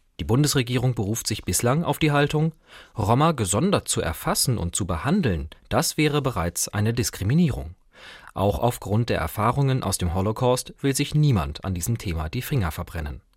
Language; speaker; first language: German; native; German